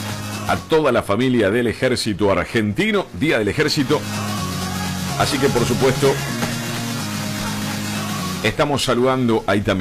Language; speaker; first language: Spanish; native; Spanish